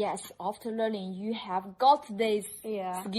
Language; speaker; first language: English; non-native, fluent; Chinese